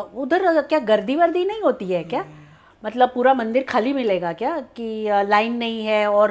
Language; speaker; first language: Hindi; non-native, local second language; Marathi